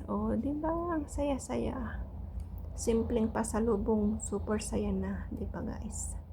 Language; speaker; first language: Filipino; non-native, local second language; Iloko